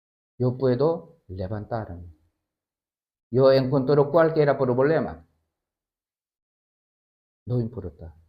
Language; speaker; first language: Spanish; non-native, learner; Korean